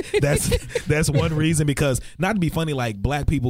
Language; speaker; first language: English; native; English